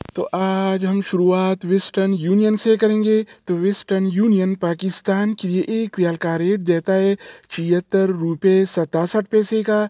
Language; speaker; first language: Urdu; non-native, local second language; Pashto